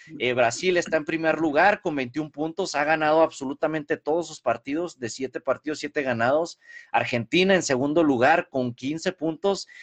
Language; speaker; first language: Spanish; early bilingual, heritage; Spanish